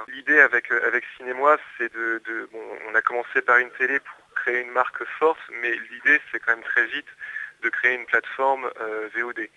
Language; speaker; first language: French; native; French